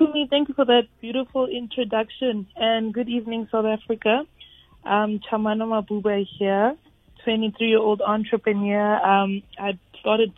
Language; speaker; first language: English; non-native, local second language; Venda